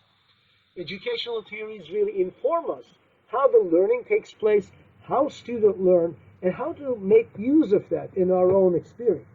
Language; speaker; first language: English; non-native, fluent; Turkish